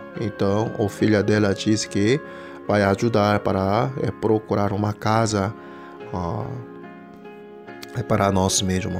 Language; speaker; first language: Portuguese; non-native, fluent; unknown